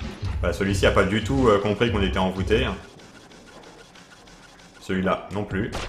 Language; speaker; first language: French; native; French